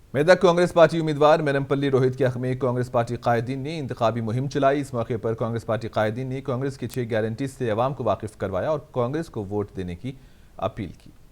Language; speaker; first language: Hindi; non-native, local second language; Urdu